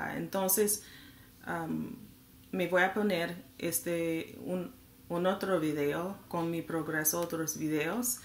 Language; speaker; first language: Spanish; non-native, learner; English